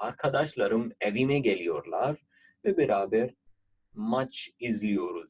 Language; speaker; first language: Turkish; non-native, fluent; Urdu